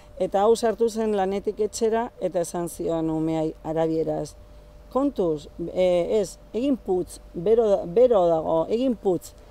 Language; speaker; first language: Basque; native; Basque